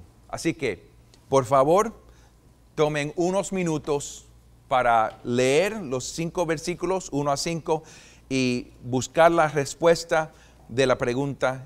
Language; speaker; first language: Spanish; non-native, fluent; English